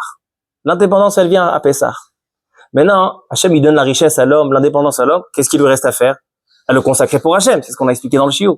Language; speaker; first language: French; native; French